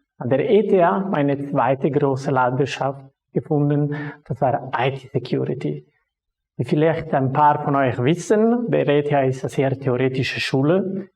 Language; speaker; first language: German; non-native, local second language; Italian